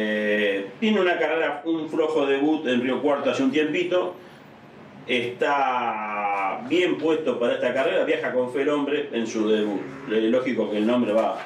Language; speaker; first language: Spanish; native; Spanish